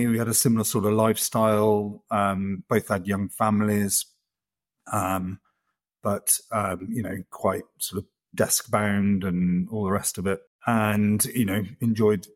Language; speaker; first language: English; native; English